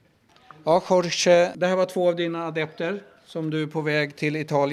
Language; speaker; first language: Swedish; native; Swedish